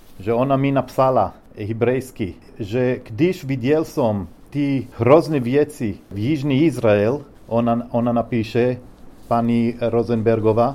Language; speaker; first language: Czech; non-native, learner; Hebrew